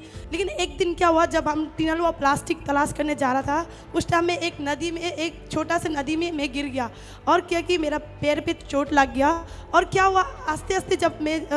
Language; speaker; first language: Hindi; non-native, local second language; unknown